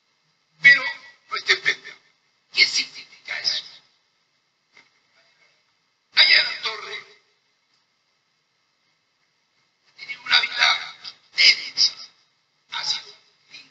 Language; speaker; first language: Spanish; native; Spanish